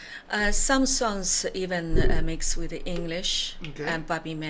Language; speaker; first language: English; non-native, learner; Chinese